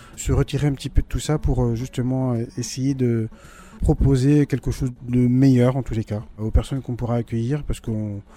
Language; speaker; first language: French; native; French